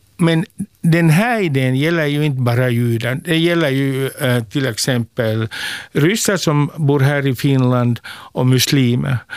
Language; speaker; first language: Swedish; non-native, local second language; Finnish